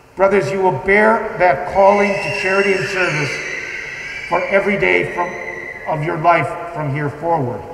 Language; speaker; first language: English; native; English